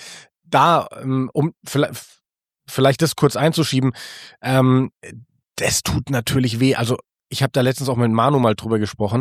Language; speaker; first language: German; native; German